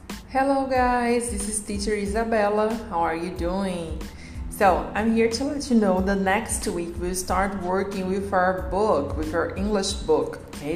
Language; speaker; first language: English; non-native, fluent; Portuguese